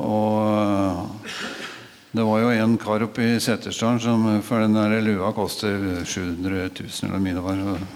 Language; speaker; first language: Norwegian; native; Norwegian